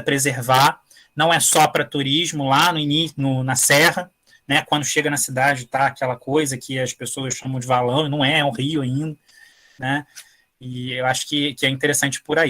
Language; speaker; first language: Portuguese; native; Portuguese